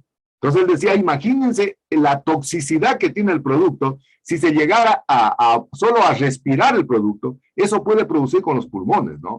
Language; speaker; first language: Spanish; native; Spanish